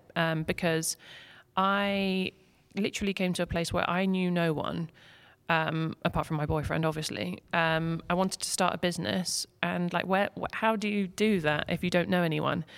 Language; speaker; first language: English; native; English